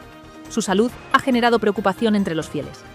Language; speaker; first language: Spanish; native; Spanish